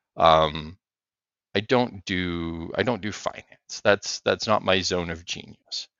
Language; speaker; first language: English; native; English